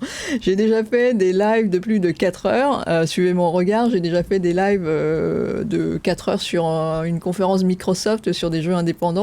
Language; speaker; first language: French; native; French